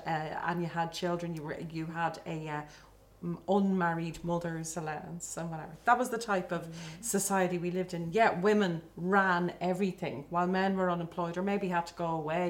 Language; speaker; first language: English; native; English